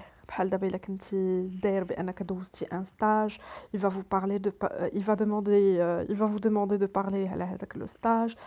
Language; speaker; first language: Arabic; native; Arabic